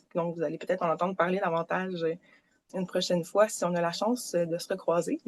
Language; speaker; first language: French; native; French